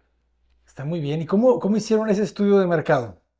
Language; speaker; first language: Spanish; native; Spanish